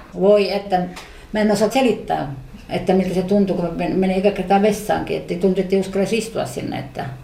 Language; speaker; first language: Finnish; native; Finnish